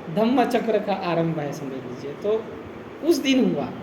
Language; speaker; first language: Hindi; non-native, local second language; Marathi